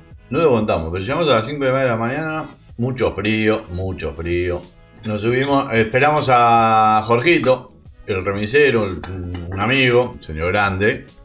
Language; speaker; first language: Spanish; native; Spanish